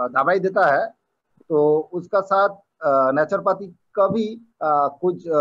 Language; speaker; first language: Hindi; non-native, local second language; Bangla